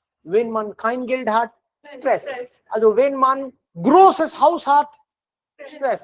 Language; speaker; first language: German; non-native, fluent; Hindi